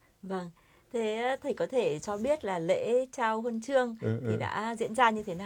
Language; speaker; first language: Vietnamese; native; Vietnamese